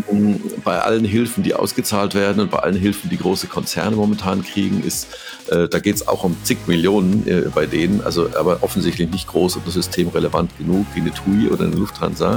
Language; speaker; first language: German; native; German